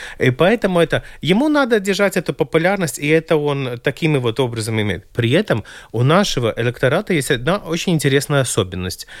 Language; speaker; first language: Russian; non-native, local second language; Latvian